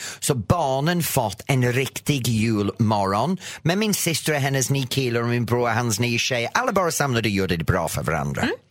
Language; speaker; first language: Swedish; non-native, fluent; English